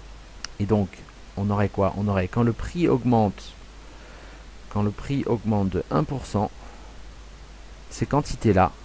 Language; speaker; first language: French; native; French